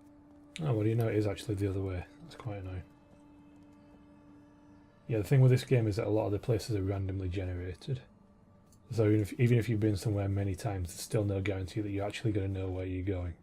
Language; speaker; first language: English; native; English